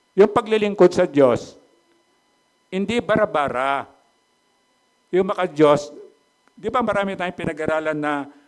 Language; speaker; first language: Filipino; native; Filipino